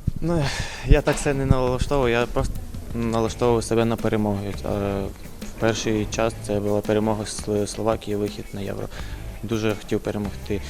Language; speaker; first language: Ukrainian; non-native, local second language; Russian